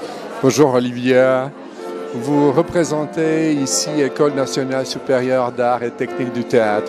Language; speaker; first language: French; non-native, fluent; Serbian